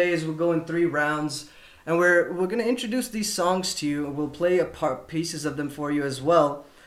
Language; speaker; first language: English; non-native, local second language; Urdu